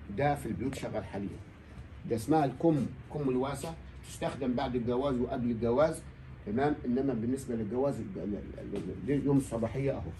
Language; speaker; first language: Egyptian Arabic; non-native, local second language; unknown